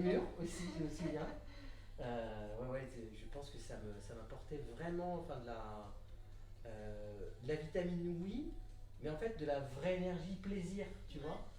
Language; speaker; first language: French; native; French